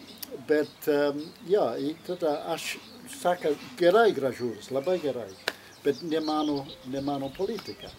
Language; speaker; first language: Lithuanian; non-native, learner; English